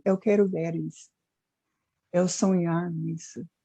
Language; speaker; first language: Portuguese; non-native, fluent; English